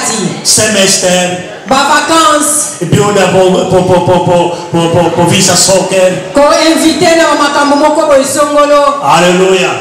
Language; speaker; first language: Swedish; non-native, learner; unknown